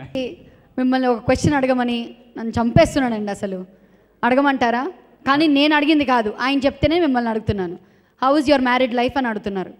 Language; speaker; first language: Telugu; native; Telugu